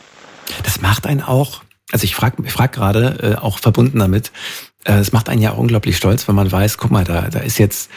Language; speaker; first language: German; native; German